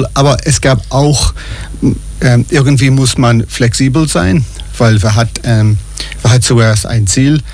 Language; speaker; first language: German; non-native, fluent; English